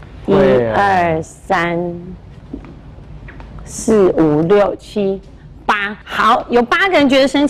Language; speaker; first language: Chinese; native; Chinese